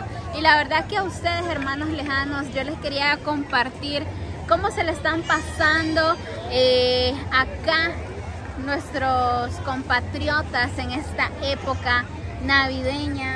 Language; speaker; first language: Spanish; native; Spanish